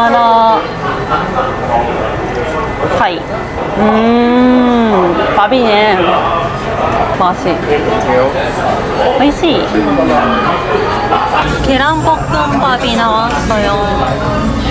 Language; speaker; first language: Korean; non-native, fluent; Japanese